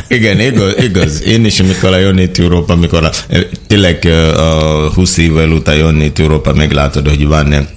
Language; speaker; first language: Hungarian; non-native, learner; Swahili